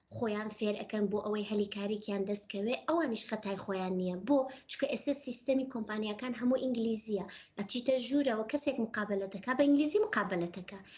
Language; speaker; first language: Central Kurdish; non-native, local second language; Gurani